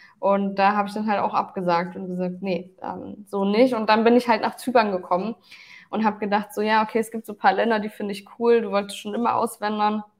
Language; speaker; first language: German; early bilingual, other home language; Turkish